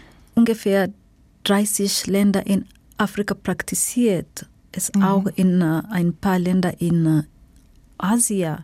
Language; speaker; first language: German; non-native, fluent; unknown